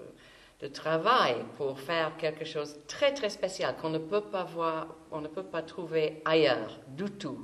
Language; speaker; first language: French; non-native, fluent; English